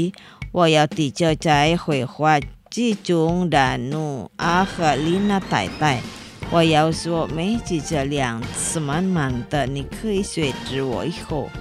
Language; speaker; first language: Chinese; non-native, learner; Indonesian